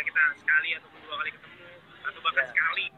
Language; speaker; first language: Indonesian; native; Indonesian